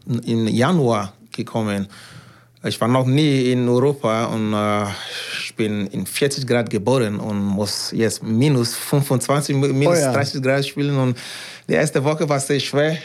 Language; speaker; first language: German; non-native, learner; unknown